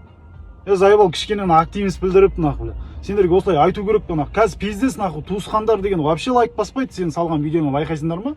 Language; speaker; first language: Kazakh; native; Kazakh